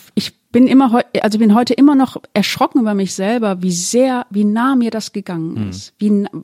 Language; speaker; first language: German; early bilingual, other home language; Turkish